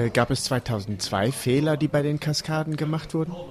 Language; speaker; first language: German; native; German